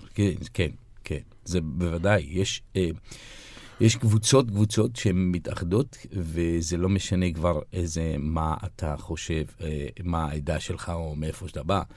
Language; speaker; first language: Hebrew; non-native, local second language; Arabic